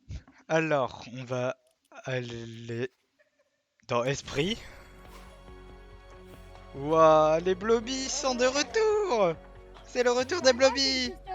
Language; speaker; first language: French; native; French